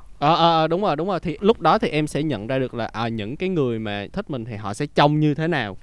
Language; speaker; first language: Vietnamese; native; Vietnamese